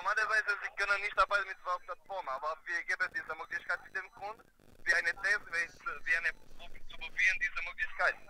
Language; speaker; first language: German; non-native, learner; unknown